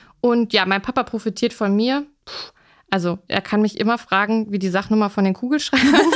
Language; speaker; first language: German; native; German